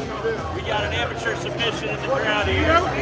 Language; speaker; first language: English; native; English